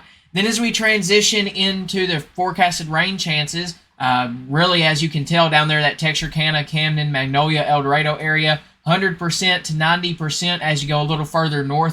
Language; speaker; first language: English; native; English